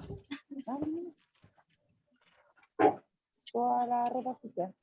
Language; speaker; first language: Spanish; native; Spanish